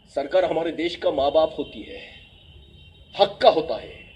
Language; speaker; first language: Hindi; native; Hindi